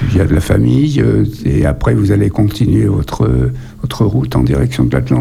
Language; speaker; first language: French; native; French